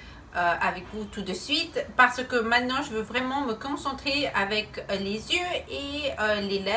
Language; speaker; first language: French; non-native, fluent; Spanish